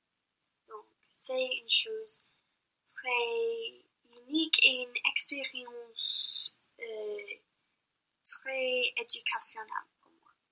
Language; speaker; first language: French; non-native, local second language; English